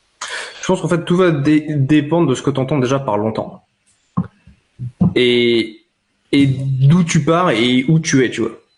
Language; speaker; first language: French; native; French